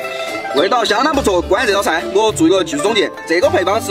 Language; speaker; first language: Chinese; native; Chinese